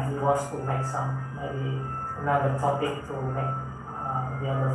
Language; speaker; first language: English; non-native, fluent; Indonesian